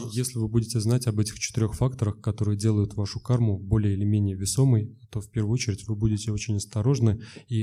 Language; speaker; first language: Russian; native; Russian